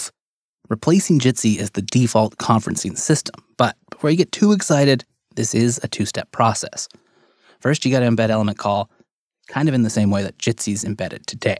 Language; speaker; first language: English; native; English